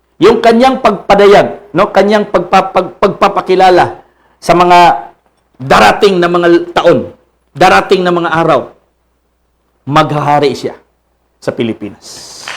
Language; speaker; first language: Filipino; non-native, local second language; Cebuano